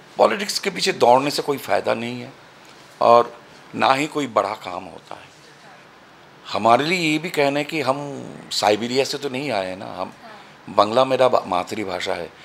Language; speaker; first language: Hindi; non-native, local second language; Bangla